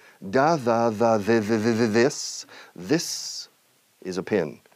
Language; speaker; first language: English; native; English